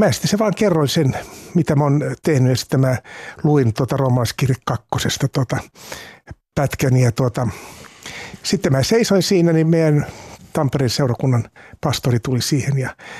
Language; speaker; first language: Finnish; native; Finnish